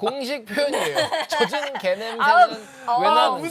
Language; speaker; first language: Korean; native; Korean